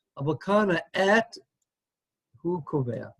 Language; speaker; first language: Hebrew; non-native, fluent; English